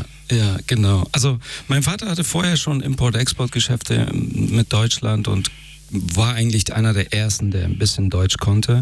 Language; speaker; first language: German; early bilingual, other home language; Persian